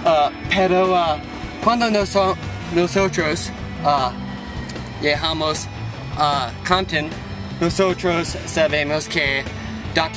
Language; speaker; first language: Spanish; non-native, learner; English